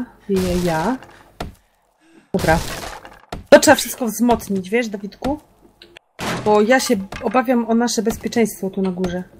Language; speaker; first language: Polish; native; Polish